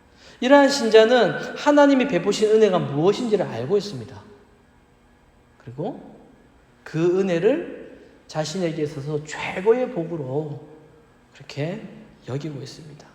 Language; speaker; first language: Korean; native; Korean